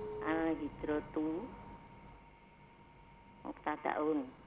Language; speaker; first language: Arabic; non-native, learner; Indonesian